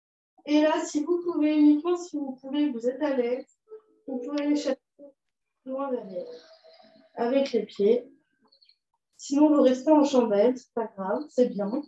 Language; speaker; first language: French; native; French